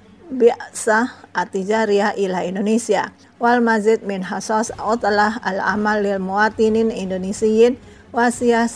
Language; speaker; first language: Arabic; non-native, fluent; Indonesian